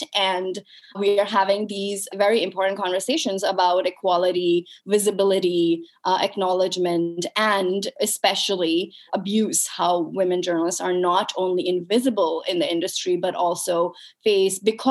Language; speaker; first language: English; non-native, local second language; Urdu